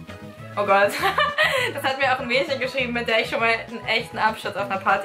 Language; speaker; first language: German; native; German